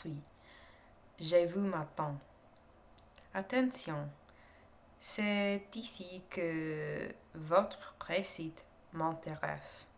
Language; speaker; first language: French; non-native, learner; English